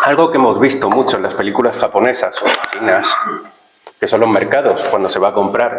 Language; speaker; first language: Spanish; native; Spanish